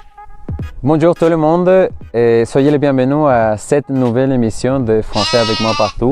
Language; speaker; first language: French; non-native, fluent; Spanish